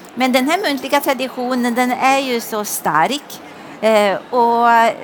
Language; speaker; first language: Swedish; native; Swedish